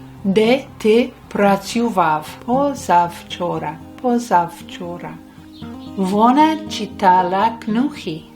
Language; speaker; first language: Ukrainian; non-native, learner; English